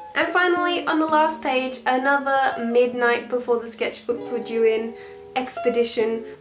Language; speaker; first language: English; native; English